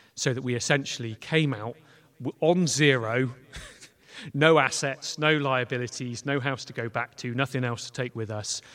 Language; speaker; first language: English; native; English